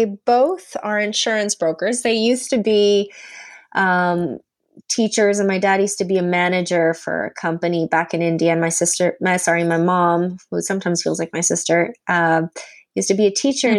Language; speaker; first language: English; non-native, fluent; Punjabi